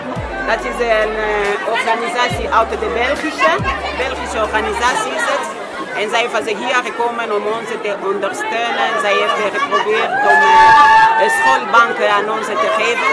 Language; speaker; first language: Dutch; non-native, fluent; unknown